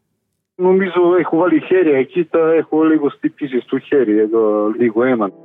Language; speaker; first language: Greek; non-native, learner; Bulgarian